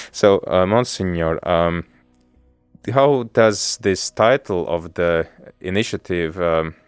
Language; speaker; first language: English; non-native, fluent; Latvian